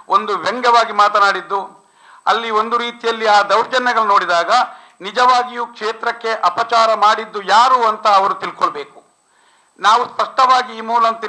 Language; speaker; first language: Kannada; non-native, local second language; Tulu